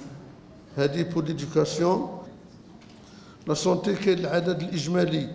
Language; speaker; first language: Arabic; native; Arabic